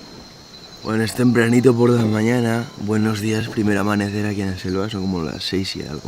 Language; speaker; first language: Spanish; native; Spanish